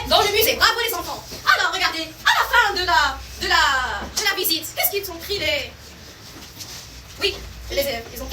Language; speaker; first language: French; non-native, local second language; Arabic